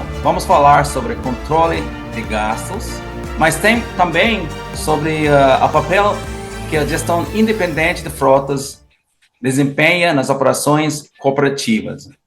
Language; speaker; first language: Portuguese; non-native, fluent; English